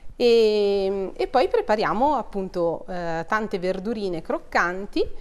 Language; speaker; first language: Italian; native; Italian